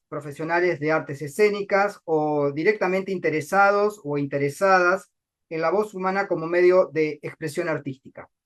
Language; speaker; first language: Spanish; native; Spanish